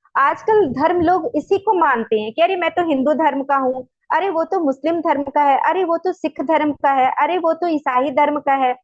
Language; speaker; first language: Hindi; native; Hindi